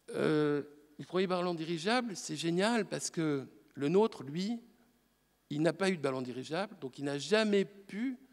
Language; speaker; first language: French; native; French